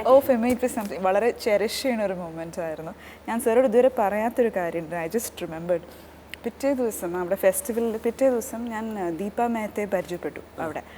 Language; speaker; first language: Malayalam; early bilingual, heritage; Malayalam